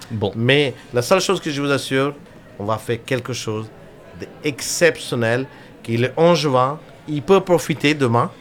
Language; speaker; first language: French; non-native, fluent; Hindi